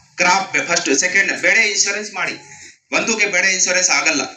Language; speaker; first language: Kannada; non-native, learner; Hindi